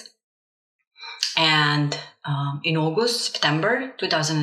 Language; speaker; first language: English; non-native, fluent; Slovenian